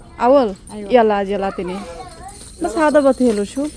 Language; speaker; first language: Arabic; non-native, learner; Bangla